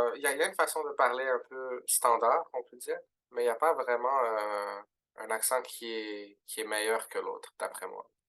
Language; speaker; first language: French; early bilingual, other home language; Arabic